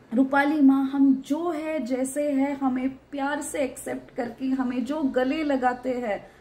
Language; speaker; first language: Hindi; non-native, local second language; Marathi